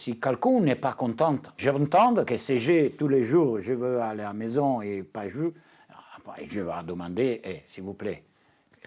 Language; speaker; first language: French; non-native, learner; Italian